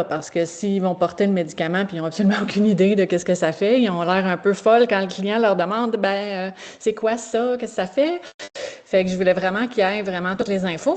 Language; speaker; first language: French; native; French